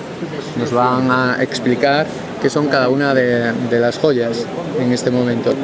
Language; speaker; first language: Spanish; native; Spanish